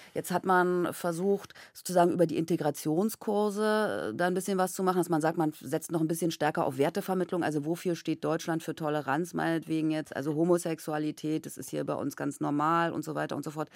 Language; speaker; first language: German; native; German